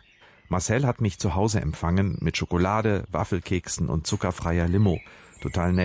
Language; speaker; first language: German; native; German